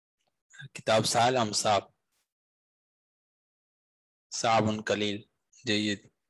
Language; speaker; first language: Arabic; non-native, fluent; Urdu